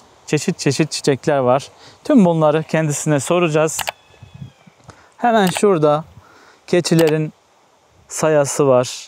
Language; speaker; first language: Turkish; native; Turkish